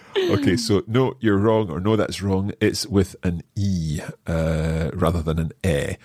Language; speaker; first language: English; native; English